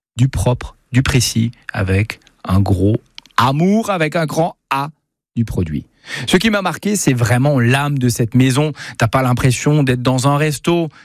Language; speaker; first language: French; native; French